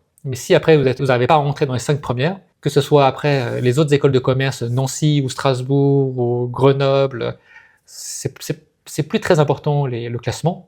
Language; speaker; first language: French; native; French